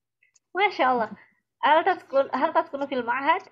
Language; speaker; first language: Arabic; non-native, fluent; Indonesian